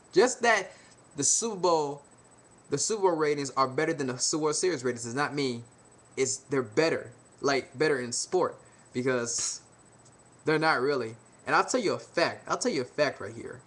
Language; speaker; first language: English; native; English